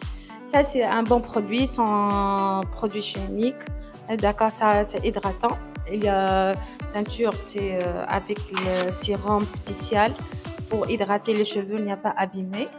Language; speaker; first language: French; non-native, learner; Arabic